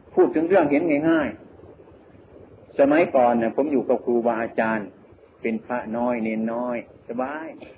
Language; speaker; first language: Thai; non-native, local second language; Northeastern Thai